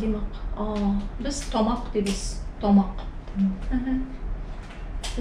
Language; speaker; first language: Turkish; non-native, learner; Tatar